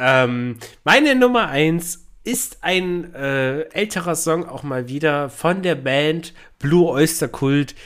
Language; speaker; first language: German; native; German